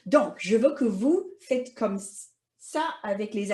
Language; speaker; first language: French; non-native, fluent; English